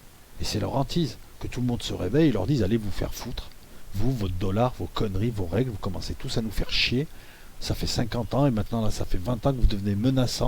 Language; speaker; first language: French; native; French